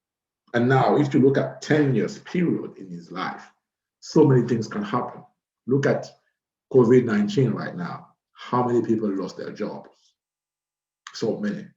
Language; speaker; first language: English; non-native, fluent; French